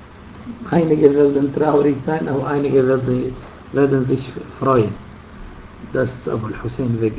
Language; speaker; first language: German; non-native, fluent; Arabic